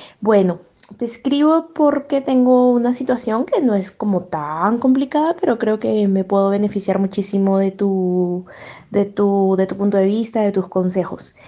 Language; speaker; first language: Spanish; native; Spanish